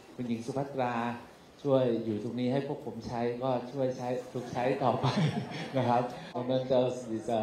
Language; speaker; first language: Thai; native; Thai